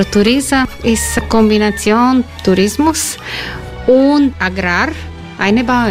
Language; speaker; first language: German; non-native, learner; Croatian